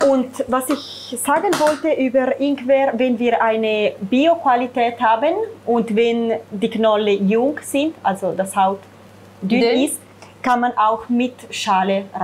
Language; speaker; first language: German; non-native, fluent; Italian